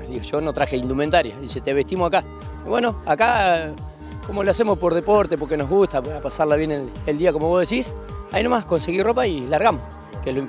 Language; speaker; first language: Spanish; native; Spanish